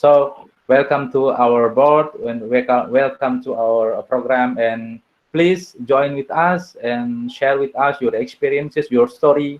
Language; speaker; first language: English; non-native, learner; Indonesian